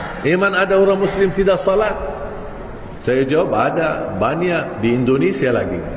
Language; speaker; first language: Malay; non-native, fluent; Arabic